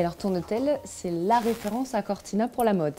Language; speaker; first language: French; native; French